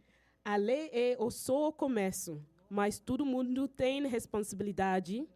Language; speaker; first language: Portuguese; non-native, fluent; English